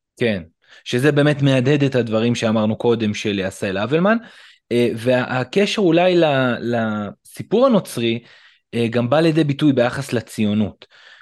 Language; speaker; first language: Hebrew; native; Hebrew